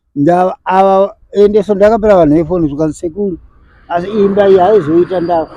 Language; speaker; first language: Shona; early bilingual, other home language; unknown